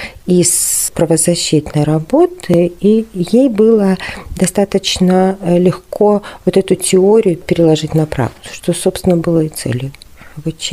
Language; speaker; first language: Russian; native; Russian